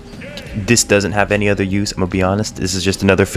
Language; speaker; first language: English; native; English